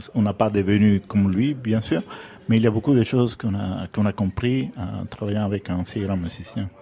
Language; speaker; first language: French; non-native, fluent; Spanish